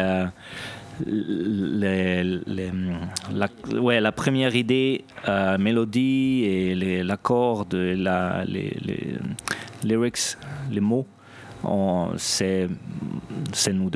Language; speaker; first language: French; non-native, local second language; Italian